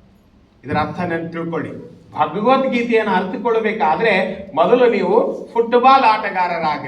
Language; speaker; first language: Kannada; native; Kannada